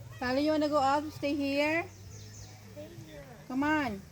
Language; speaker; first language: English; non-native, fluent; Filipino